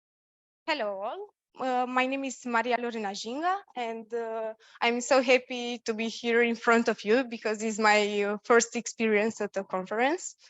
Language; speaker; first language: English; non-native, fluent; Romanian